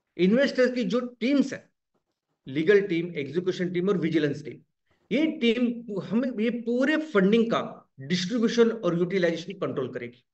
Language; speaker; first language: Hindi; non-native, local second language; Marathi